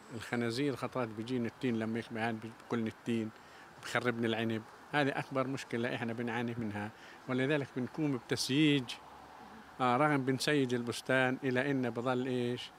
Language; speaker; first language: Arabic; native; Arabic